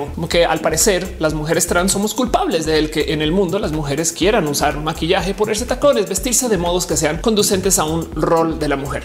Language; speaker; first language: Spanish; native; Spanish